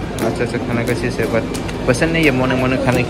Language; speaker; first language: Hindi; non-native, local second language; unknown